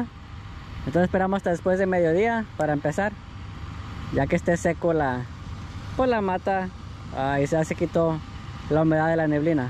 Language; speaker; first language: Spanish; native; Spanish